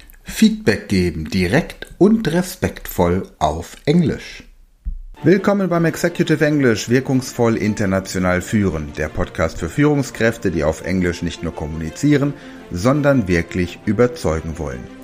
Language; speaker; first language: German; native; German